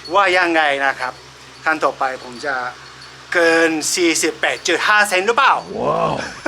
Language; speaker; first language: Thai; non-native, fluent; Japanese